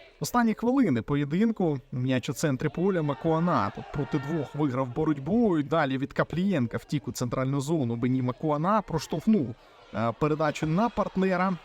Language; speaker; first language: Ukrainian; native; Ukrainian